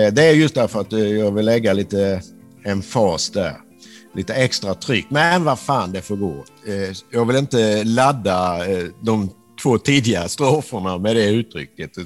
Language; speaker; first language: Swedish; native; Swedish